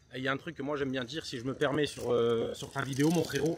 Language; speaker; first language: French; non-native, local second language; Arabic